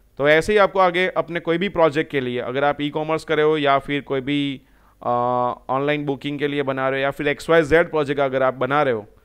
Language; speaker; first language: Hindi; non-native, local second language; Gujarati